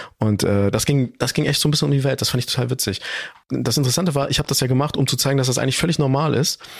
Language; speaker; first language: German; early bilingual, other home language; Turkish